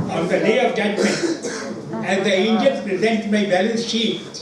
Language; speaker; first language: English; non-native, local second language; Urdu